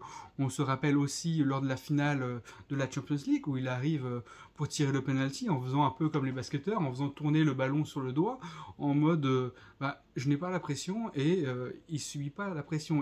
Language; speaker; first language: French; native; French